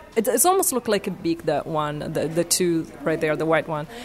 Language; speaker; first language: English; non-native, fluent; Italian